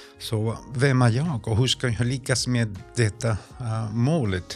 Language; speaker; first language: Swedish; non-native, fluent; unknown